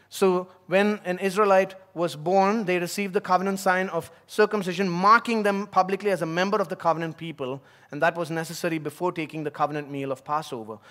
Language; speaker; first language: English; non-native, local second language; Tamil